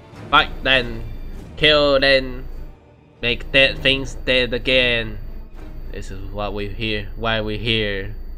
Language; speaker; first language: English; non-native, learner; Chinese